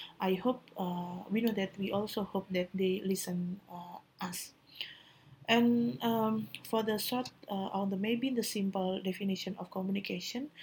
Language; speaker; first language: English; non-native, learner; Indonesian